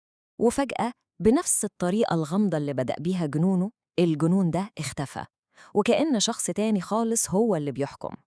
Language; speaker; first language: Arabic; native; Arabic